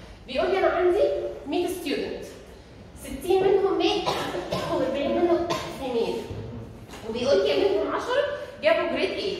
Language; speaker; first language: Arabic; native; Arabic